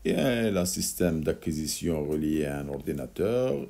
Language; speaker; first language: French; non-native, local second language; Arabic